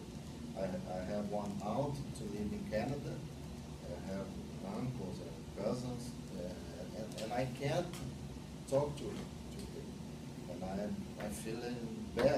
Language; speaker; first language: English; non-native, learner; Portuguese